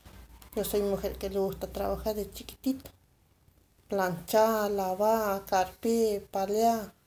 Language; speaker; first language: Spanish; non-native, local second language; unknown